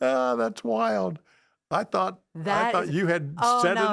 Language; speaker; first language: English; native; English